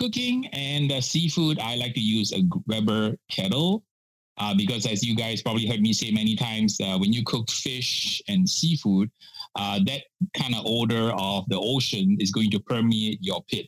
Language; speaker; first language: English; non-native, local second language; Min Nan Chinese